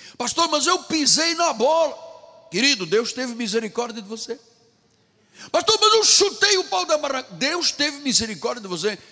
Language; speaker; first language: Portuguese; native; Portuguese